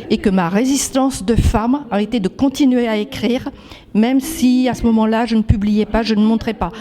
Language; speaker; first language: French; native; French